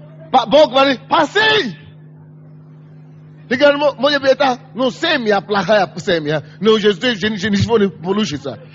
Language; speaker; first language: Russian; non-native, fluent; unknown